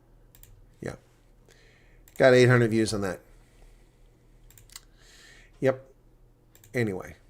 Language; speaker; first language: English; native; English